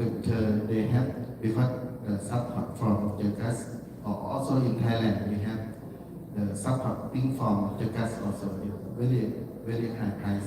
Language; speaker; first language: English; non-native, learner; Thai